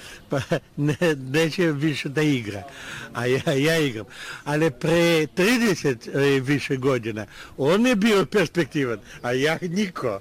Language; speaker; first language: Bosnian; non-native, learner; Russian